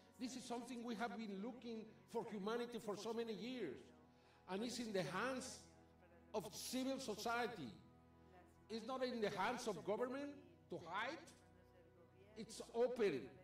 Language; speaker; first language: English; non-native, fluent; Spanish